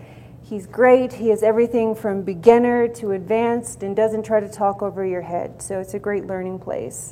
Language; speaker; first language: English; native; English